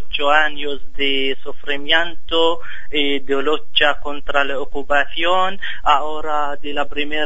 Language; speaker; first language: Spanish; non-native, fluent; Arabic